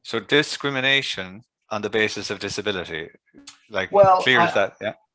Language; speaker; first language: English; native; English